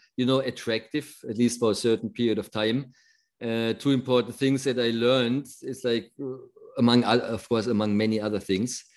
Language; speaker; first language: English; non-native, fluent; German